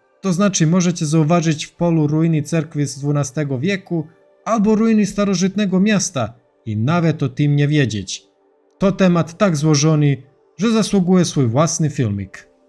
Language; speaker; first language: Polish; non-native, fluent; Serbian